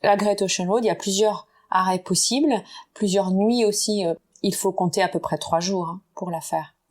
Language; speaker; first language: French; native; French